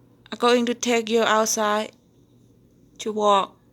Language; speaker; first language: English; non-native, learner; Thai